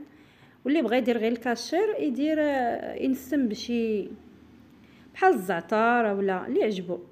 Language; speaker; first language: Arabic; native; Arabic